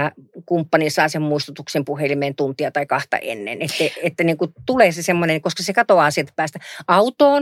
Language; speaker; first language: Finnish; native; Finnish